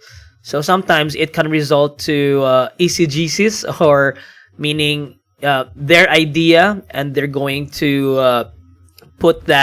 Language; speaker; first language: English; non-native, local second language; Filipino